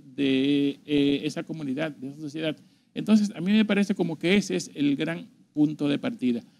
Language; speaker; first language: Spanish; native; Spanish